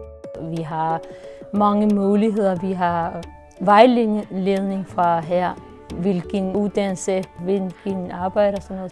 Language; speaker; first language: Danish; non-native, learner; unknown